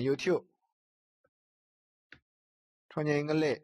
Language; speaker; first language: Chinese; native; Chinese